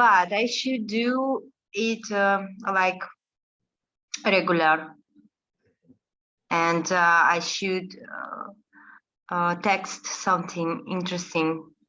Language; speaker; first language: English; non-native, learner; Russian